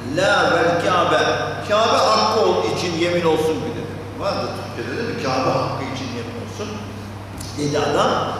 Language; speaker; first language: Turkish; non-native, fluent; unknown